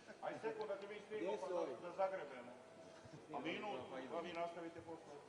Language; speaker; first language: Serbian; native; Serbian